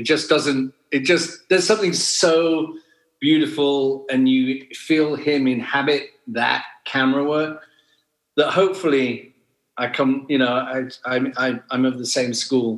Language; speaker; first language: English; native; English